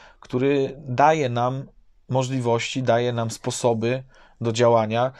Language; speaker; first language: Polish; native; Polish